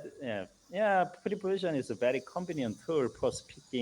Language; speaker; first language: English; non-native, learner; Korean